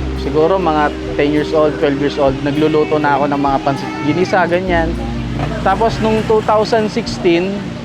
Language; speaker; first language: Filipino; native; Filipino